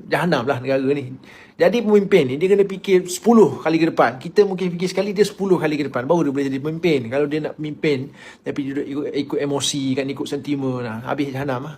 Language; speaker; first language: Malay; native; Malay